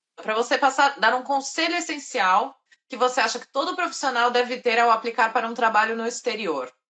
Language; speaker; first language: Portuguese; native; Portuguese